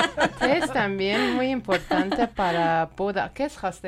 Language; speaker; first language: Spanish; non-native, learner; Persian